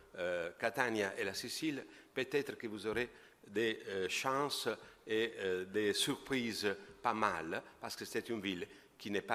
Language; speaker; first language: French; non-native, fluent; Italian